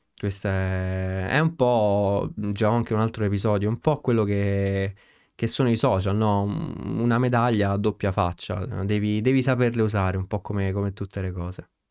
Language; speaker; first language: Italian; early bilingual, other home language; Romanian